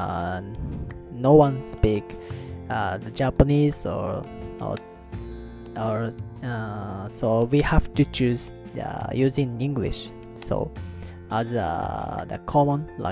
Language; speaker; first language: English; non-native, learner; Japanese